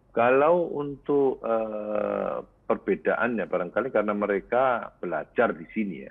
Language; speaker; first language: Indonesian; native; Indonesian